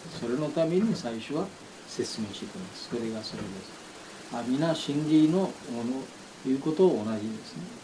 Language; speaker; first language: Japanese; non-native, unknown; Bangla